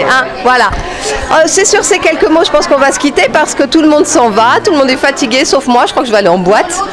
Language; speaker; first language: French; native; French